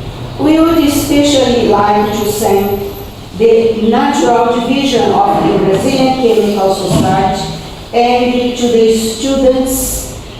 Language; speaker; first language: English; non-native, fluent; Portuguese